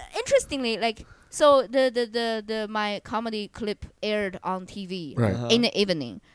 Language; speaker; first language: English; non-native, fluent; Chinese